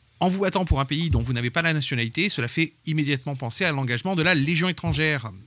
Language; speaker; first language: French; native; French